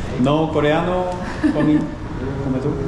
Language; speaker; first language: Spanish; non-native, learner; Korean